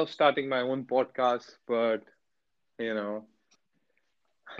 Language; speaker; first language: English; non-native, local second language; Hindi